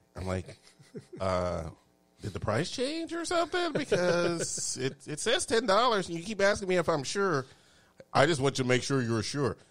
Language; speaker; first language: English; native; English